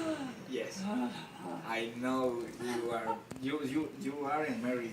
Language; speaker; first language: English; non-native, learner; Spanish